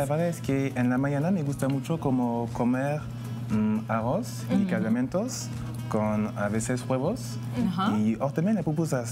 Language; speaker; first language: Spanish; non-native, fluent; French